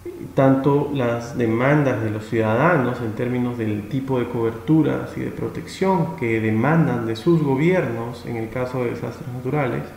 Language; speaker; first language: Spanish; native; Spanish